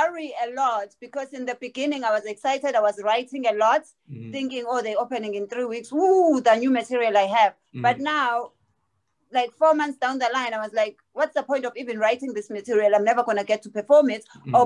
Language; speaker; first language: English; non-native, local second language; Zulu